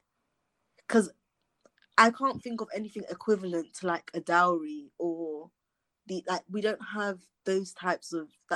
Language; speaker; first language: English; native; English